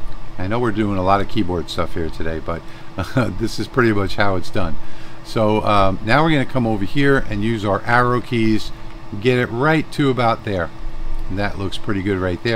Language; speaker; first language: English; native; English